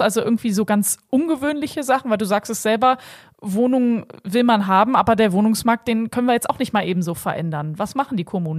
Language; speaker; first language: German; native; German